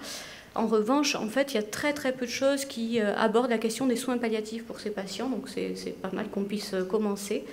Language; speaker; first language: French; native; French